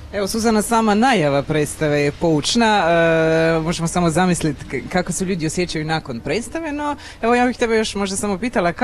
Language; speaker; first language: Croatian; native; Croatian